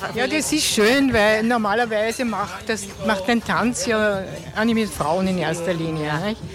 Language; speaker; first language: German; native; German